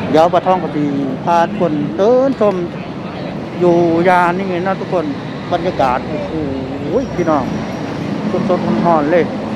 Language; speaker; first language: Thai; native; Thai